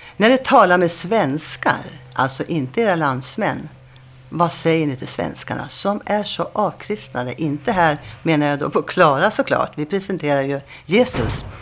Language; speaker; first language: Swedish; native; Swedish